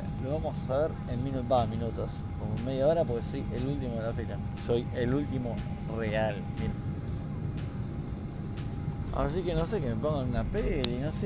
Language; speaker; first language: Spanish; native; Spanish